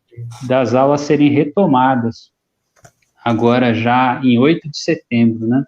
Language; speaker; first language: Portuguese; native; Portuguese